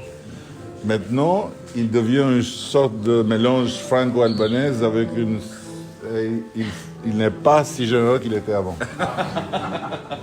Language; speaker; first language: French; non-native, fluent; Albanian